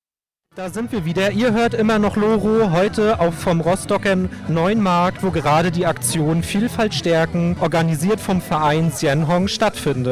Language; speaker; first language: German; native; German